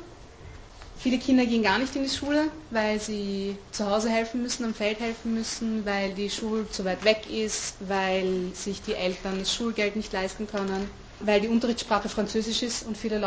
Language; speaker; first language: German; native; German